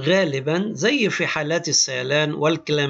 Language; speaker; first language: Arabic; native; Arabic